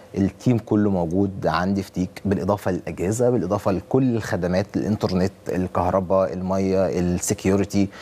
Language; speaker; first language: Arabic; native; Arabic